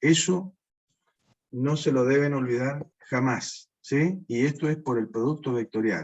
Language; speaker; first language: Spanish; native; Spanish